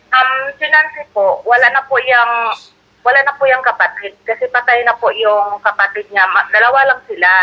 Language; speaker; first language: Filipino; non-native, local second language; Cebuano